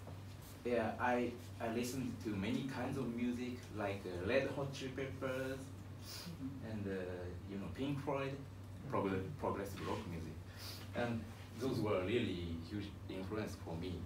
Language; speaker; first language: English; non-native, learner; Japanese